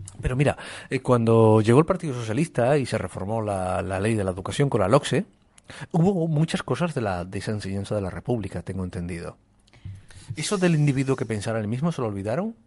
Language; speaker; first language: Spanish; native; Spanish